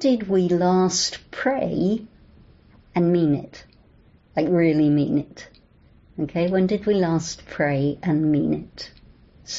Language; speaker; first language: English; native; English